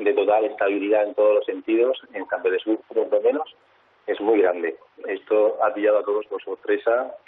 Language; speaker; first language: Spanish; native; Spanish